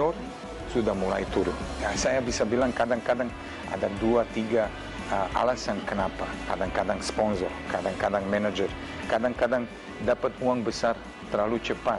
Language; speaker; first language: Indonesian; non-native, fluent; Serbian